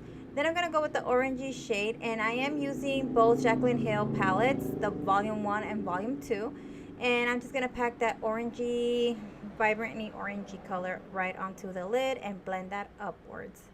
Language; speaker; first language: English; native; English